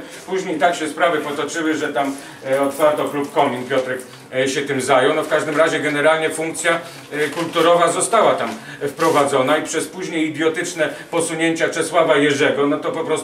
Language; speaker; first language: Polish; native; Polish